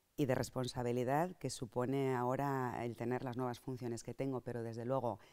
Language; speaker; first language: Spanish; native; Spanish